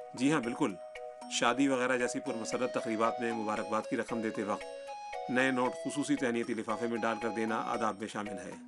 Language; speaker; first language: Urdu; native; Urdu